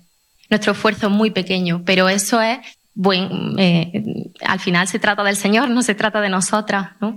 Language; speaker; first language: Spanish; native; Spanish